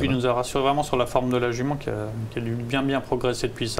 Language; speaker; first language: French; native; French